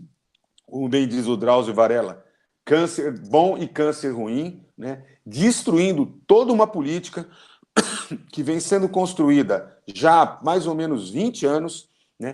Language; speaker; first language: Portuguese; native; Portuguese